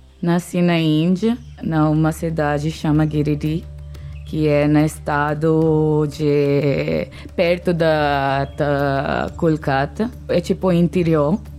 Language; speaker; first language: Portuguese; non-native, learner; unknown